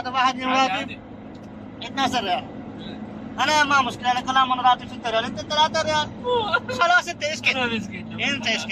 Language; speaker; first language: Arabic; non-native, learner; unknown